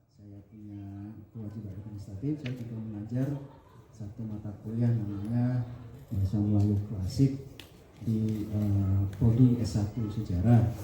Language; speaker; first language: Indonesian; non-native, local second language; Sundanese